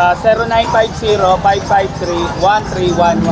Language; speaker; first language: Filipino; native; Filipino